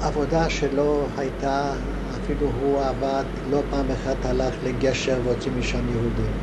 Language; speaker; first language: Hebrew; non-native, fluent; Hungarian